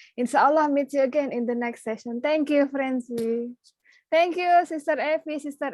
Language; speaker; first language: English; non-native, learner; Indonesian